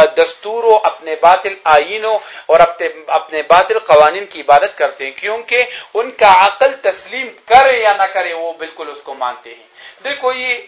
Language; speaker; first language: Urdu; non-native, local second language; Pashto